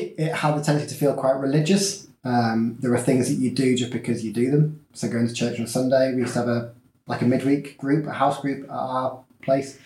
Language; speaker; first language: English; native; English